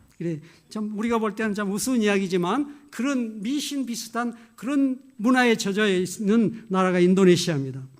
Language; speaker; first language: Korean; native; Korean